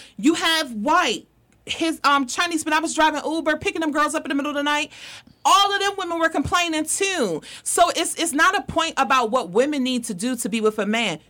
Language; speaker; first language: English; native; English